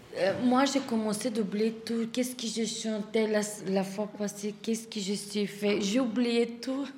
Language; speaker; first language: French; non-native, learner; Turkish